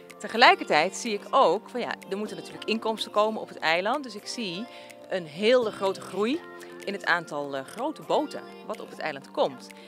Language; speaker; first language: Dutch; native; Dutch